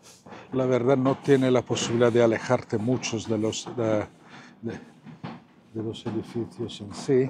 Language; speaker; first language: Spanish; non-native, fluent; Italian